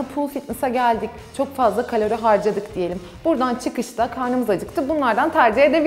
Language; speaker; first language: Turkish; native; Turkish